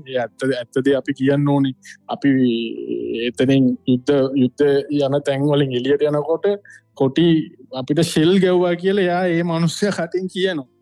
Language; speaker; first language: Sinhala; non-native, local second language; Tamil